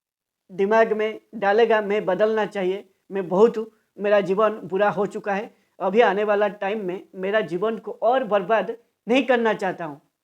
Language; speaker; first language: Hindi; non-native, local second language; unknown